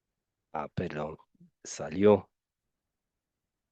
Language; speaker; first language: Spanish; non-native, fluent; Portuguese